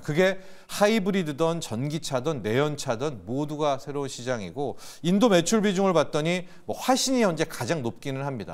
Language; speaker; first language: Korean; native; Korean